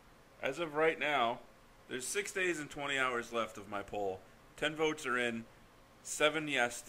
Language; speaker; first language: English; native; English